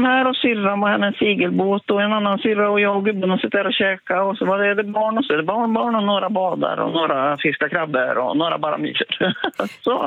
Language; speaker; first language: Swedish; native; Swedish